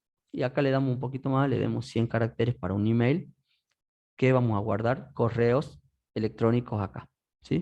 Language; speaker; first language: Spanish; native; Spanish